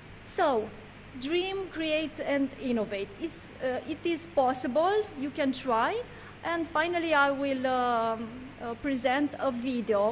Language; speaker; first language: English; non-native, learner; Romanian